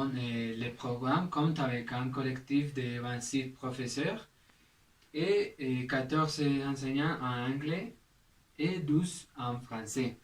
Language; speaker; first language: French; non-native, learner; Spanish